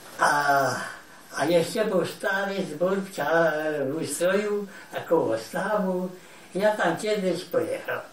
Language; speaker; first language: Polish; native; Polish